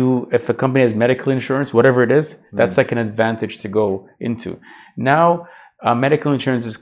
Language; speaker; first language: English; native; English